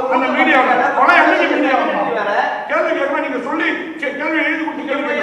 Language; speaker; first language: Tamil; native; Tamil